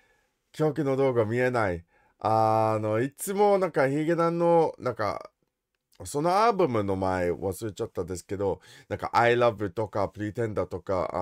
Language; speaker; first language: Japanese; non-native, learner; English